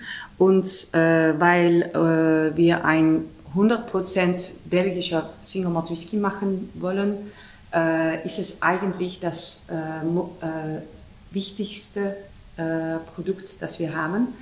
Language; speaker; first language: German; non-native, learner; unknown